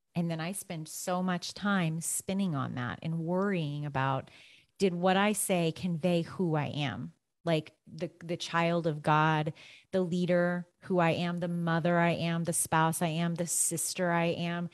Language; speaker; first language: English; native; English